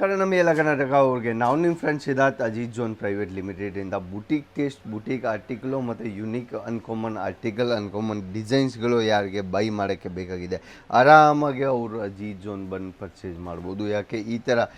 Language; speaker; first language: Kannada; non-native, local second language; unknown